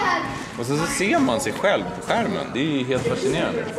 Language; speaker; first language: Swedish; native; Swedish